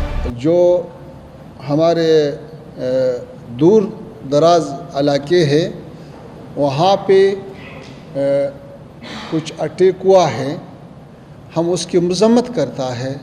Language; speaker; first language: Hindi; non-native, fluent; Pashto